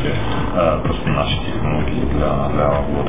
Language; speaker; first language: Russian; non-native, fluent; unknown